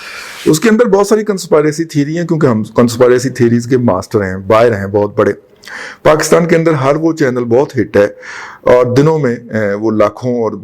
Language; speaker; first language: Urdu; non-native, local second language; Punjabi